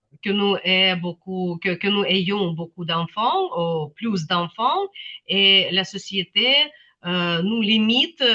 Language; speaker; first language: French; non-native, fluent; Ukrainian